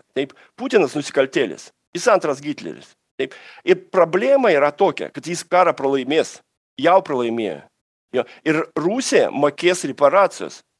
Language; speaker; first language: Lithuanian; non-native, fluent; Russian